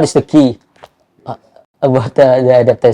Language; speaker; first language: English; non-native, learner; Indonesian